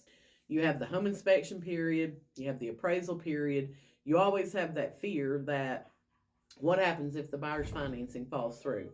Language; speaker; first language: English; native; English